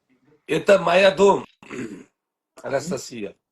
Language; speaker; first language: Russian; non-native, learner; Uzbek